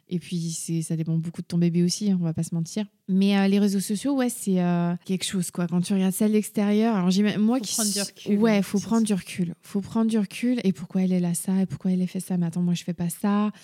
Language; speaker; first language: French; native; French